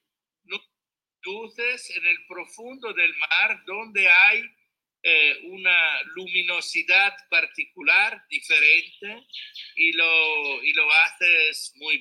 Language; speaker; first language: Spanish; non-native, learner; Italian